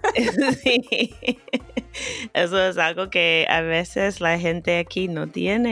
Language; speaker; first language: Spanish; non-native, fluent; English